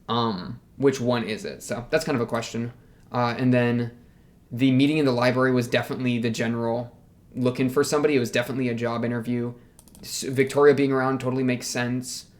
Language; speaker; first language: English; native; English